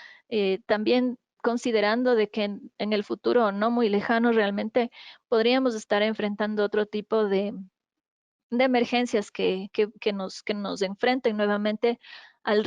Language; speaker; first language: Spanish; native; Spanish